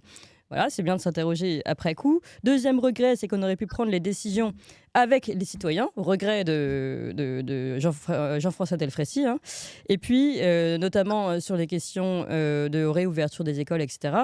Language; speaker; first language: French; native; French